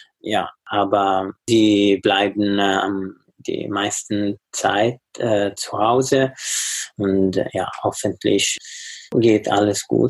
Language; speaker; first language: German; non-native, learner; Italian